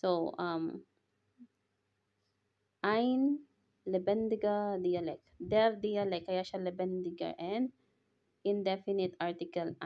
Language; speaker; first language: German; non-native, fluent; Filipino